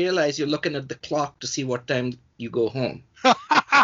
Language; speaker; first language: English; non-native, local second language; Urdu